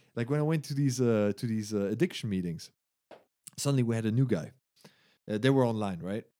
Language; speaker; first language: English; non-native, fluent; German